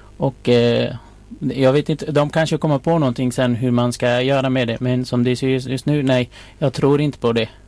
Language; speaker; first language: Swedish; non-native, fluent; Persian